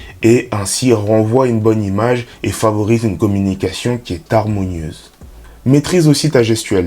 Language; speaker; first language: French; native; French